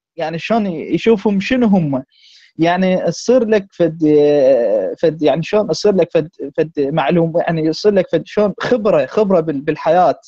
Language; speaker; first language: Arabic; native; Arabic